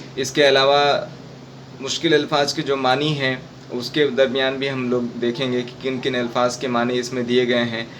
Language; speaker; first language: Urdu; native; Urdu